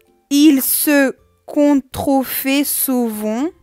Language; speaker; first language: French; non-native, fluent; Russian